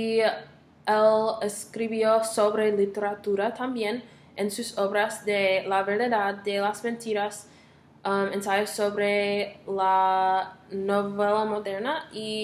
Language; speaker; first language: Spanish; non-native, learner; English